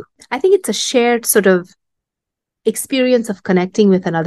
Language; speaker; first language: English; non-native, local second language; Bangla